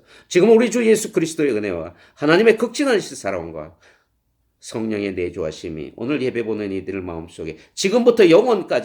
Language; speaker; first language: Korean; native; Korean